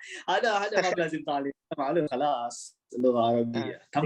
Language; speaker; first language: Arabic; non-native, fluent; Indonesian